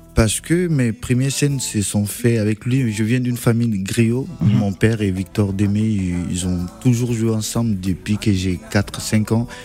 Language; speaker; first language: French; non-native, local second language; Dyula